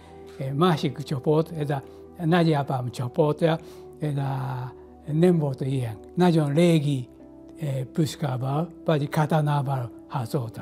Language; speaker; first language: Hungarian; non-native, learner; Japanese